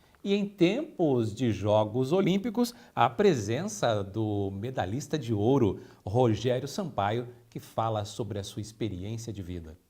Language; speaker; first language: Portuguese; native; Portuguese